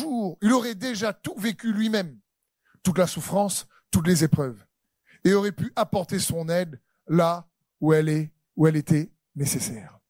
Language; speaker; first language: French; native; French